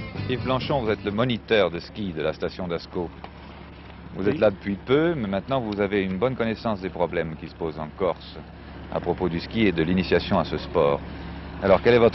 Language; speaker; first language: French; native; French